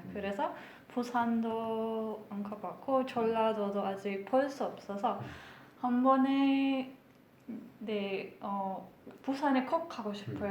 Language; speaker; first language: Korean; non-native, fluent; Hungarian